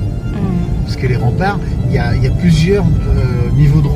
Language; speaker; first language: French; native; French